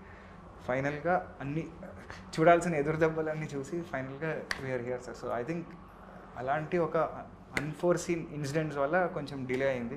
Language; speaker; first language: Telugu; native; Telugu